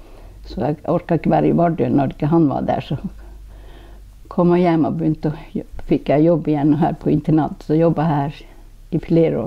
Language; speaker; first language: Norwegian; non-native, local second language; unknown